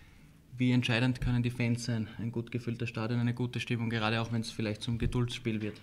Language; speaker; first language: German; native; German